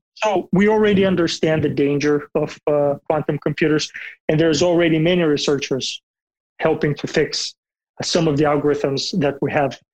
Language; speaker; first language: English; non-native, fluent; Bulgarian